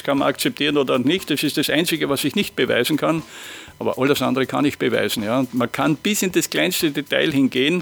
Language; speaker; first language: German; native; German